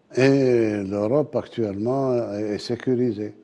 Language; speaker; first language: French; non-native, local second language; Arabic